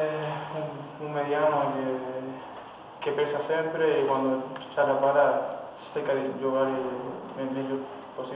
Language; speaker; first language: Italian; non-native, fluent; Spanish